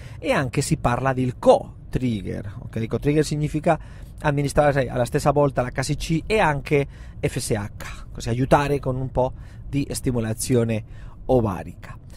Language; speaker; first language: Italian; non-native, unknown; Spanish